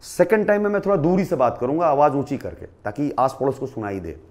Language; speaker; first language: Hindi; non-native, local second language; Bhojpuri